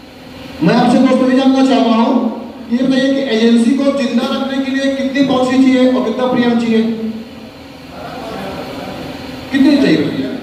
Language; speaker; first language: Hindi; native; Hindi